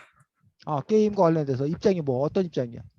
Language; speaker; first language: Korean; native; Korean